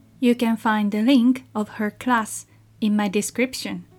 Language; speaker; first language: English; non-native, fluent; Japanese